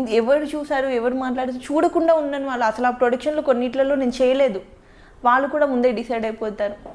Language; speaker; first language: Telugu; native; Telugu